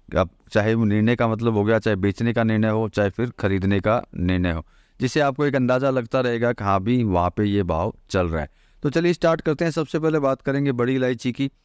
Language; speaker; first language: Hindi; native; Hindi